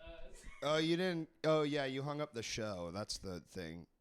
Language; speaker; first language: English; native; English